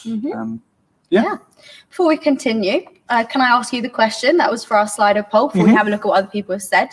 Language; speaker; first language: English; native; English